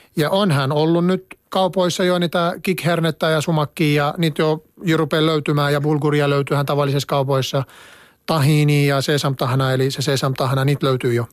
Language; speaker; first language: Finnish; non-native, fluent; Arabic